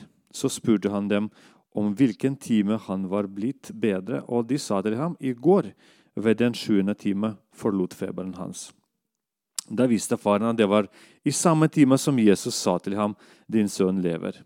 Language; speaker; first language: Norwegian; non-native, fluent; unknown